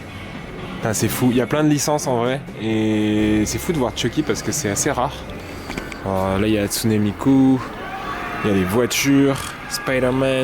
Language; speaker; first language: French; native; French